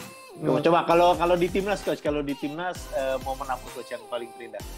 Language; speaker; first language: Indonesian; native; Indonesian